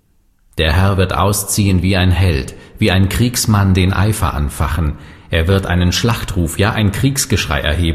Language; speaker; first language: German; native; German